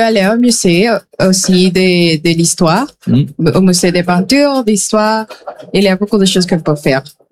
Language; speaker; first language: French; non-native, learner; Spanish